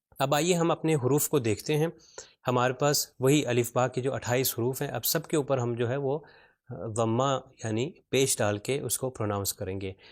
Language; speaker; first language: Urdu; non-native, local second language; Punjabi